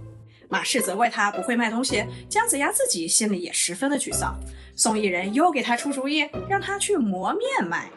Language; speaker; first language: Chinese; native; Chinese